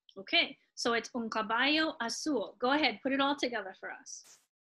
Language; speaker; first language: English; native; English